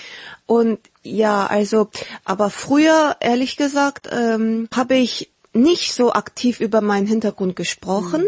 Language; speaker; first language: German; early bilingual, heritage; Korean